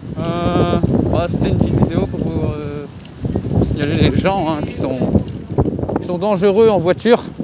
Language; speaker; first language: French; native; French